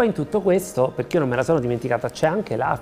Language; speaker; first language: Italian; native; Italian